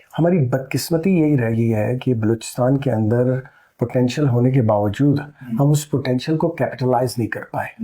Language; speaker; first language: Urdu; non-native, local second language; Baluchi